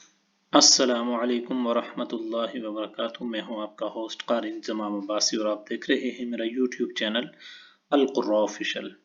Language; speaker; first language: Urdu; native; Urdu